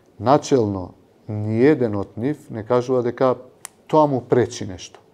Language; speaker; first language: Macedonian; non-native, local second language; Albanian